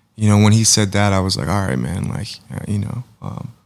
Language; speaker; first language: English; native; English